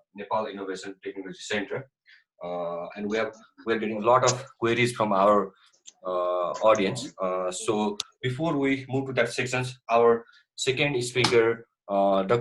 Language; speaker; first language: English; non-native, local second language; Nepali